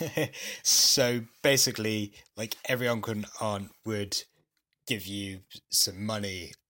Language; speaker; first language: English; native; English